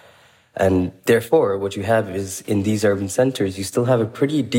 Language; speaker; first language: English; non-native, local second language; Bangla